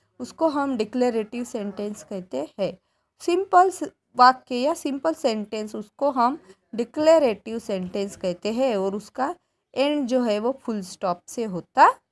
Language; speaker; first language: Hindi; non-native, local second language; Marathi